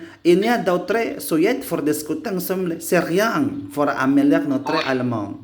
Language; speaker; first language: French; non-native, learner; Indonesian